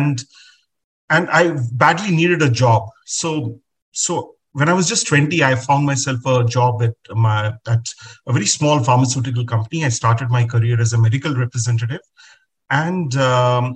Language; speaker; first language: English; non-native, local second language; Hindi